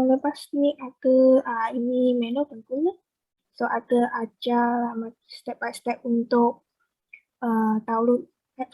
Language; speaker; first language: Malay; native; Malay